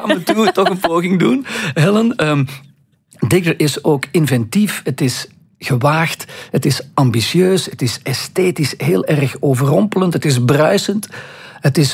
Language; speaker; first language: Dutch; native; Dutch